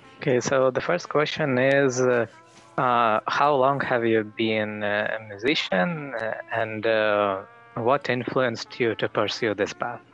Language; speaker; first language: English; non-native, fluent; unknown